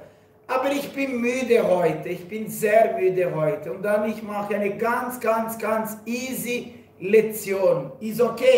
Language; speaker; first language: German; non-native, learner; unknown